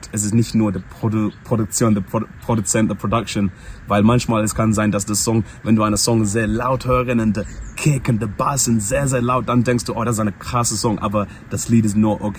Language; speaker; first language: German; non-native, learner; English